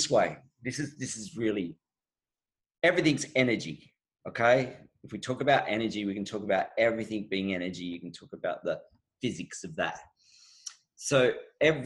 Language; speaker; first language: English; native; English